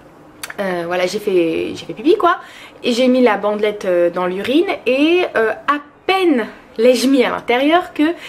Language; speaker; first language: French; early bilingual, other home language; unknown